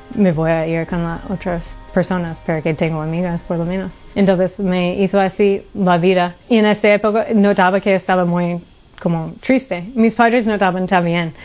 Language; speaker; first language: Spanish; non-native, fluent; English